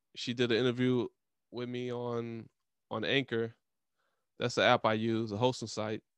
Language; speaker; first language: English; native; English